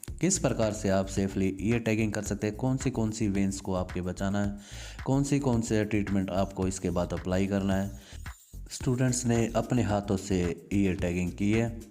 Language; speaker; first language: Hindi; native; Hindi